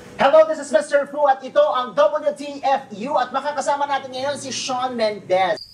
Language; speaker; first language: Filipino; native; Filipino